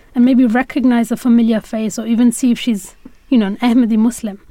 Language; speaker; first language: English; native; English